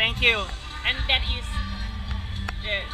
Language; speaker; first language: English; non-native, learner; Thai